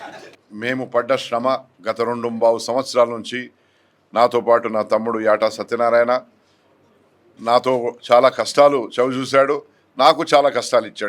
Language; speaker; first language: Telugu; native; Telugu